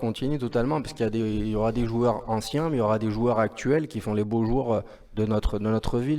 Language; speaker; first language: French; native; French